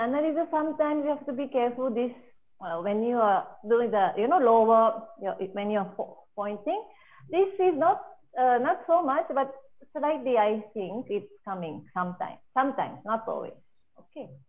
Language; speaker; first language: English; non-native, fluent; Japanese